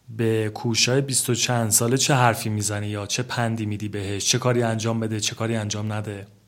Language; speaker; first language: Persian; native; Persian